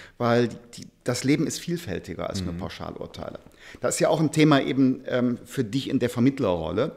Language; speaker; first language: German; native; German